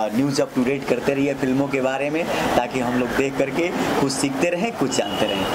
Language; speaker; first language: Hindi; native; Hindi